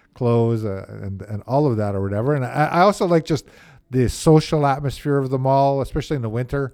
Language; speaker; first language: English; native; English